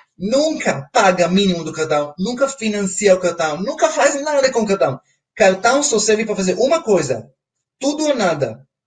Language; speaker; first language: Portuguese; non-native, fluent; Hebrew